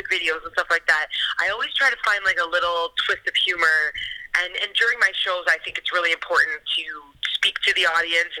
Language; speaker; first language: English; native; English